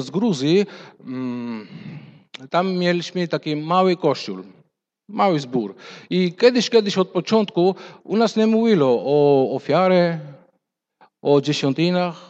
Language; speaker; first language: Polish; non-native, fluent; Russian